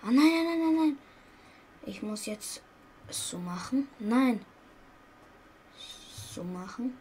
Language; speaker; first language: German; early bilingual, other home language; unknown